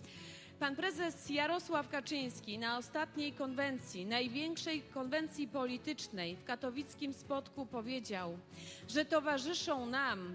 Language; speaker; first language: Polish; native; Polish